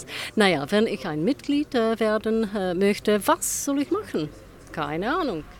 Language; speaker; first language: German; non-native, fluent; Czech